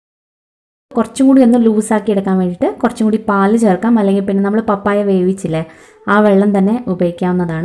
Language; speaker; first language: Malayalam; native; Malayalam